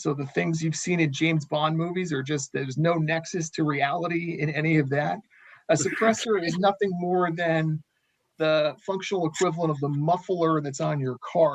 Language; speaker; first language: English; native; English